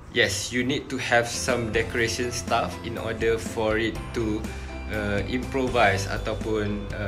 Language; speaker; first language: English; non-native, local second language; Malay